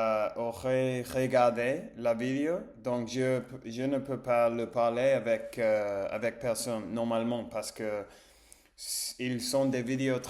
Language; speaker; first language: French; non-native, learner; English